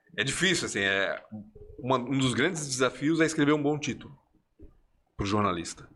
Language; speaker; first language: Portuguese; early bilingual, other home language; Spanish